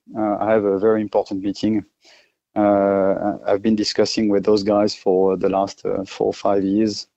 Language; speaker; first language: English; non-native, fluent; French